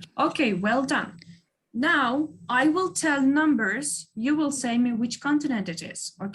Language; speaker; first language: English; non-native, fluent; Kyrgyz